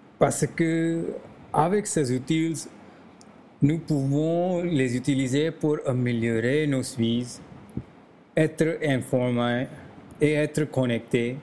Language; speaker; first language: French; non-native, learner; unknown